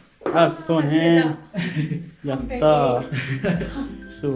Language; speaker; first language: Japanese; non-native, learner; Hindi